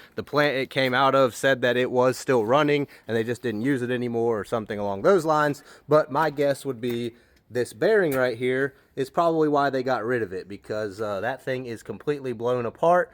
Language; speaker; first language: English; native; English